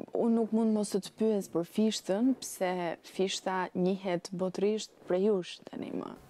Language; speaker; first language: Albanian; native; Albanian